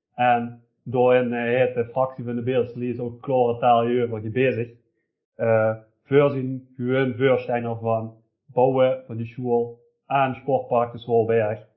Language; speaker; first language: Dutch; native; Dutch